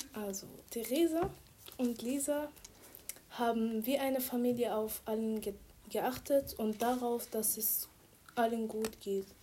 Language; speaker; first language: German; non-native, fluent; Arabic